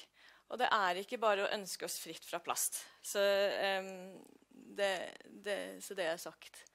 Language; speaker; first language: Norwegian; non-native, fluent; English